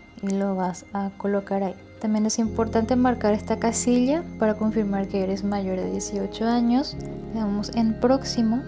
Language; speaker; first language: Spanish; native; Spanish